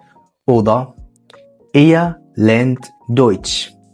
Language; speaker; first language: German; non-native, fluent; Arabic